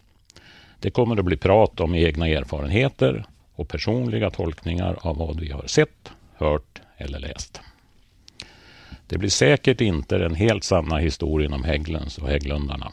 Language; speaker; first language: Swedish; native; Swedish